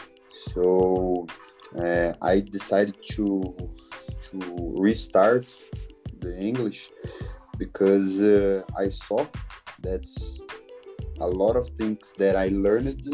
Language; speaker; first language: English; non-native, learner; Portuguese